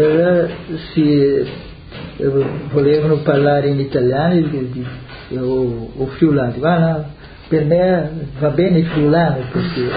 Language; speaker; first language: Italian; early bilingual, heritage; Portuguese